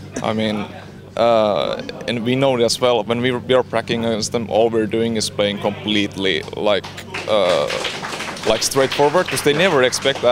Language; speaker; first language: English; non-native, fluent; Finnish